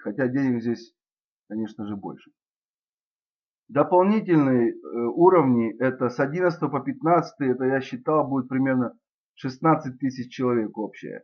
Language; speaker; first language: Russian; native; Russian